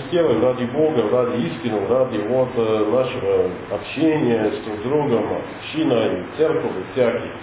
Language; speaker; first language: Russian; non-native, learner; English